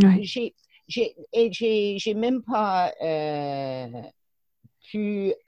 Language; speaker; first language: French; non-native, fluent; English